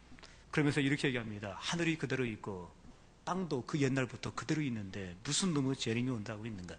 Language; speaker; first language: Korean; native; Korean